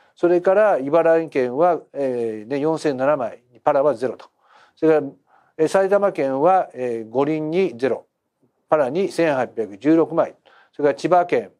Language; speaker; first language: Japanese; native; Japanese